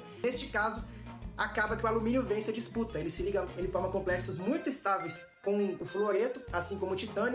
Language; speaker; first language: Portuguese; native; Portuguese